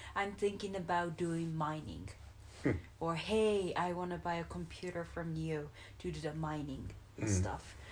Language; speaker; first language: English; non-native, fluent; Japanese